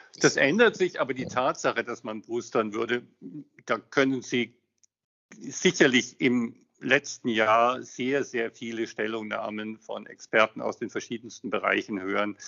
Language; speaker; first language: German; native; German